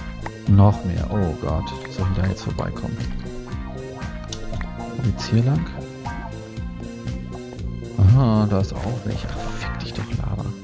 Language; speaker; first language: German; native; German